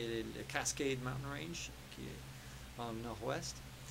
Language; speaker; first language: French; early bilingual, heritage; French